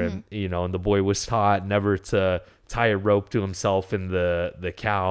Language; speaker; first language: English; native; English